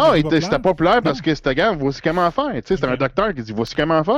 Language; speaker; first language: French; native; French